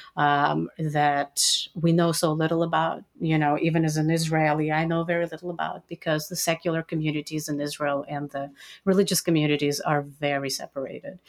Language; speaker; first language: English; non-native, fluent; Russian